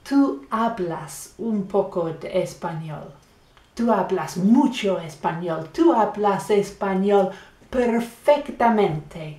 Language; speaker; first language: Spanish; non-native, fluent; English